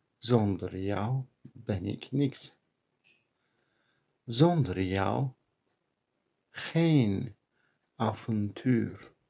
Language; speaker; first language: Dutch; non-native, learner; Turkish